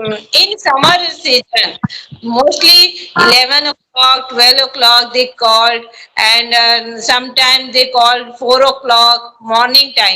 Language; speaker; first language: English; non-native, learner; Hindi